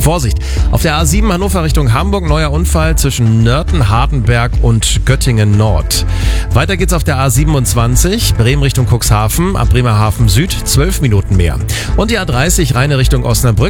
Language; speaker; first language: German; native; German